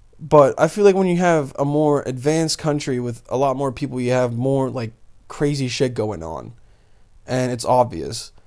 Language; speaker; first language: English; early bilingual, other home language; Bosnian